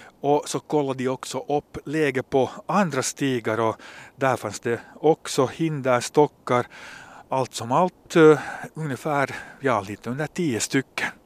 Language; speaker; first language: Swedish; native; Swedish